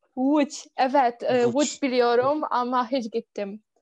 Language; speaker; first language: Turkish; non-native, fluent; Polish